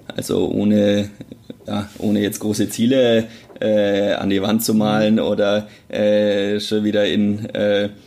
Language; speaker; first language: German; native; German